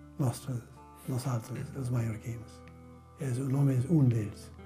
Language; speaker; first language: Catalan; non-native, fluent; German